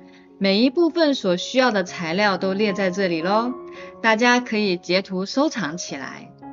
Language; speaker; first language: Chinese; native; Chinese